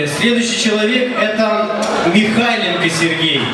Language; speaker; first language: Russian; native; Russian